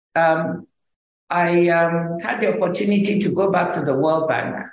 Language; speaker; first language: English; non-native, local second language; Igbo